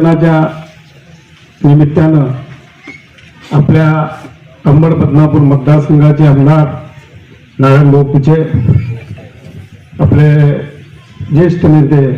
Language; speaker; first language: Marathi; native; Marathi